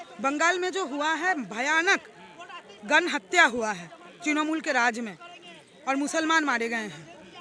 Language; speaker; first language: Hindi; non-native, local second language; Bangla